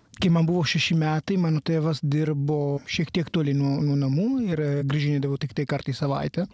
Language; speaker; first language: Lithuanian; non-native, fluent; Italian